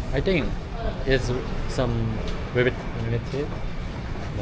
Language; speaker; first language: English; non-native, learner; Korean